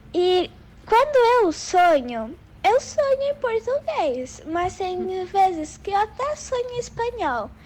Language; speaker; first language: Portuguese; early bilingual, other home language; Spanish